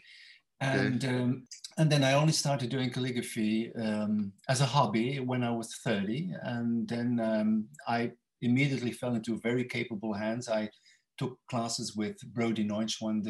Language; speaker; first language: English; non-native, fluent; Dutch